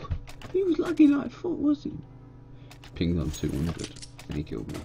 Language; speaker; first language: English; native; English